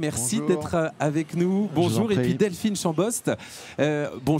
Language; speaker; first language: French; native; French